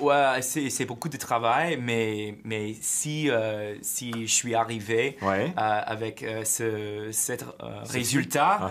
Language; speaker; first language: French; non-native, learner; English